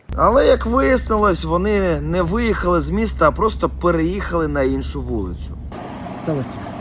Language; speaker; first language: Ukrainian; native; Ukrainian